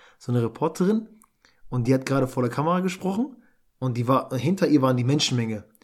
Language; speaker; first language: German; early bilingual, other home language; Albanian